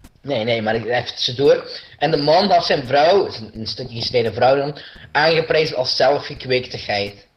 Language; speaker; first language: Dutch; native; Dutch